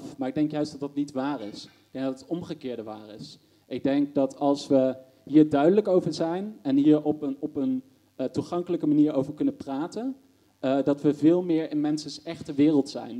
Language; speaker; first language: Dutch; native; Dutch